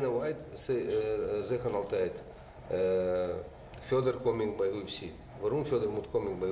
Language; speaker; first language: Dutch; non-native, learner; Russian